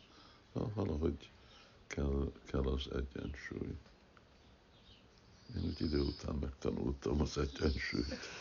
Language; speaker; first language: Hungarian; early bilingual, heritage; Hungarian